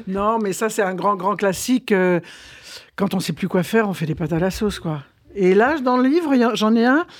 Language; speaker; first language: French; native; French